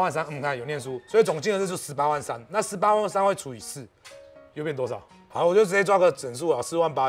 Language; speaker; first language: Chinese; native; Chinese